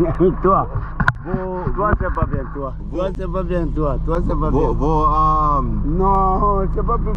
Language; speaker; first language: French; non-native, learner; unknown